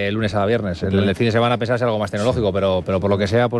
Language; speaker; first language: Spanish; native; Spanish